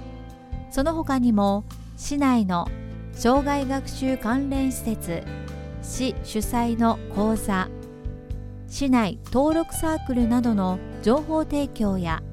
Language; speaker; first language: Japanese; native; Japanese